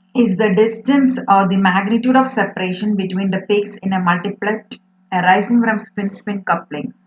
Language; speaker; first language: English; non-native, local second language; Malayalam